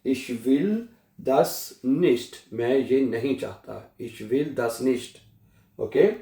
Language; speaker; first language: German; non-native, fluent; Urdu